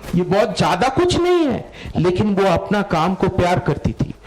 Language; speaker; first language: Hindi; non-native, local second language; Bangla